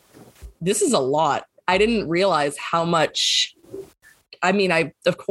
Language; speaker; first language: English; native; English